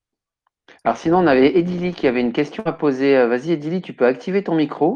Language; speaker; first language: French; native; French